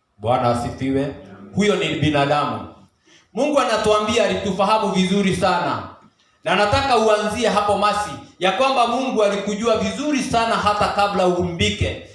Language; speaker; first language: Swahili; non-native, local second language; Kikuyu